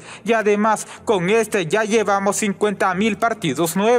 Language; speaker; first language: Spanish; native; Spanish